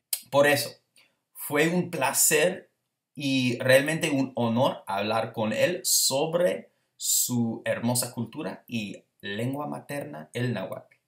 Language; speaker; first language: Spanish; non-native, fluent; English